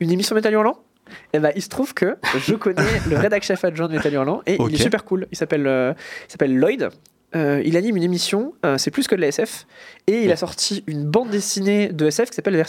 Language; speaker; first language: French; native; French